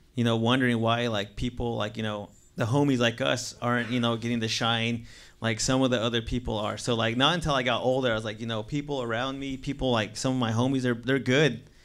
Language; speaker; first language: English; native; English